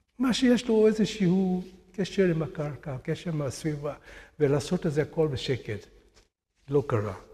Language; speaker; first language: Hebrew; non-native, fluent; Burmese